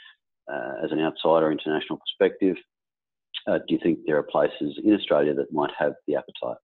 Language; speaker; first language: English; native; English